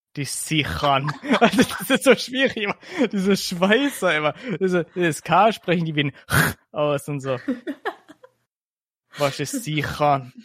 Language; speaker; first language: German; early bilingual, other home language; Slovak